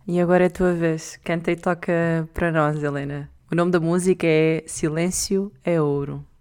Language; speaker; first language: Portuguese; native; Portuguese